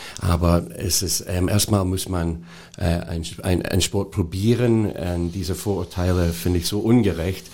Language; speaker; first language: German; non-native, fluent; English